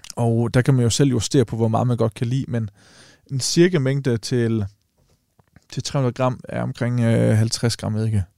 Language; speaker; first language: Danish; native; Danish